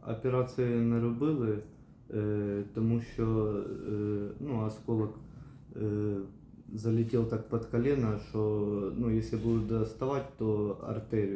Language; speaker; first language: Ukrainian; non-native, local second language; Russian